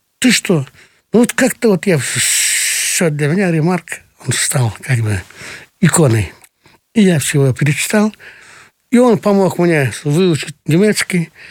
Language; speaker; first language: Russian; non-native, local second language; Kyrgyz